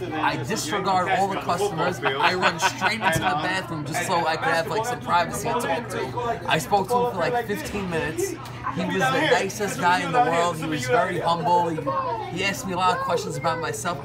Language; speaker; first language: English; native; English